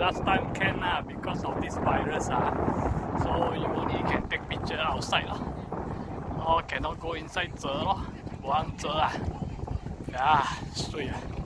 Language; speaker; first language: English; non-native, local second language; Chinese